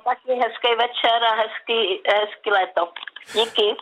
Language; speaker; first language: Czech; native; Czech